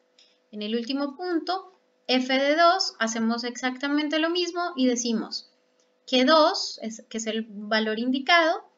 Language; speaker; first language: Spanish; native; Spanish